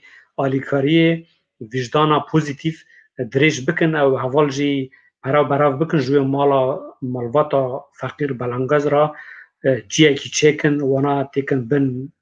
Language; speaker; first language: Kurdish; native; Kurdish